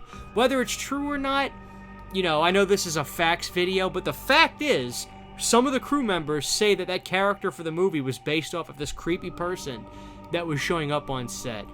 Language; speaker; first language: English; native; English